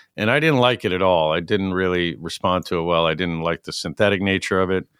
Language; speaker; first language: English; native; English